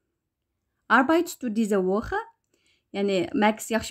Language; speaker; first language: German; non-native, fluent; Uyghur